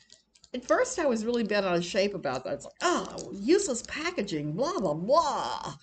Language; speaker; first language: English; native; English